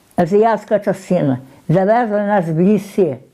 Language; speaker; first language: Ukrainian; native; Ukrainian